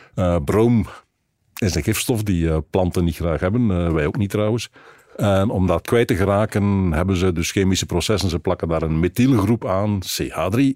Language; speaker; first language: Dutch; native; Dutch